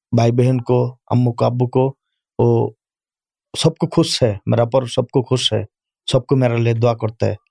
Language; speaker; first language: Urdu; non-native, learner; Bangla